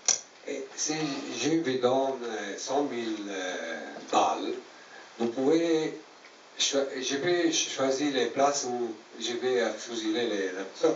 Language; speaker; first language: French; non-native, learner; Italian